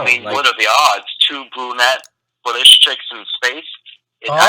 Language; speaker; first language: English; native; English